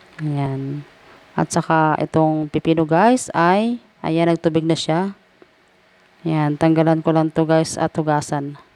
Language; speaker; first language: Filipino; native; Filipino